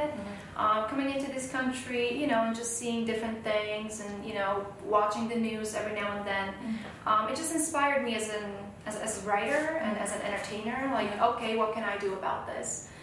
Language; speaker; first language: English; non-native, fluent; Slovak